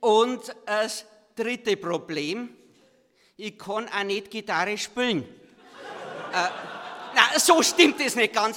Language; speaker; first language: German; native; German